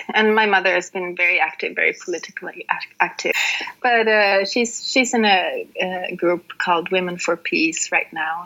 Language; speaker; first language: English; non-native, fluent; Norwegian